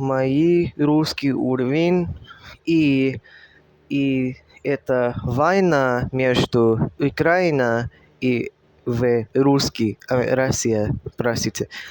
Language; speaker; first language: Russian; non-native, learner; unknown